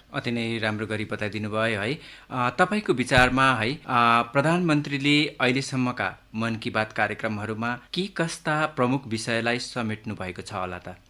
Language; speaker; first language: Nepali; native; Nepali